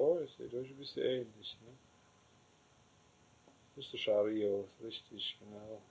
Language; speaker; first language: German; native; German